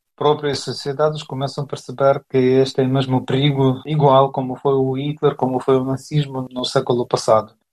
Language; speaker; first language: Portuguese; non-native, fluent; Ukrainian